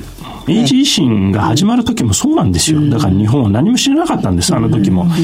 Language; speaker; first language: Japanese; non-native, fluent; Turkish